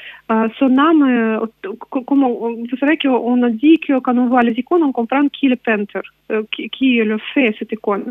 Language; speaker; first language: French; non-native, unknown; Russian